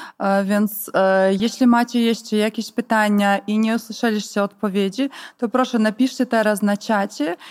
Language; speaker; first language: Polish; non-native, fluent; Ukrainian